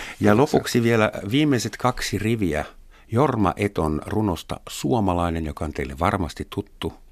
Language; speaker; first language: Finnish; non-native, fluent; German